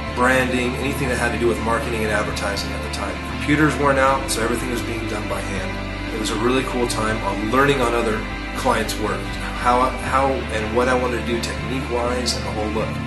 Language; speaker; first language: English; native; English